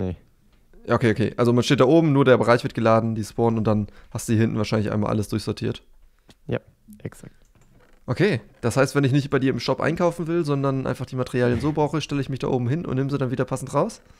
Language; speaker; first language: German; native; German